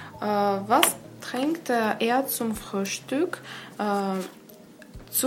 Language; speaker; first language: German; non-native, learner; Russian